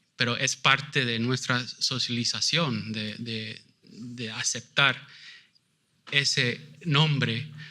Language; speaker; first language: Spanish; early bilingual, other home language; English